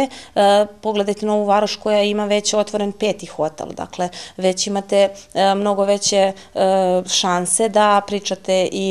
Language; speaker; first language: Serbian; native; Serbian